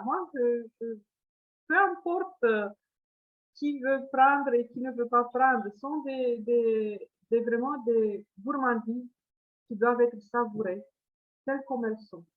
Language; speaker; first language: French; non-native, fluent; Romanian